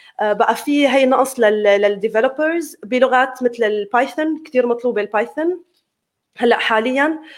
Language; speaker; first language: Arabic; native; Arabic